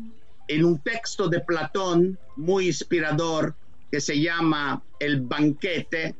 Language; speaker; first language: Spanish; non-native, fluent; Italian